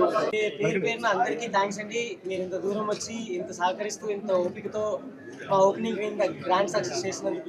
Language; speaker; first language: Telugu; native; Telugu